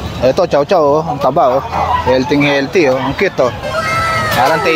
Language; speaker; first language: Filipino; native; Filipino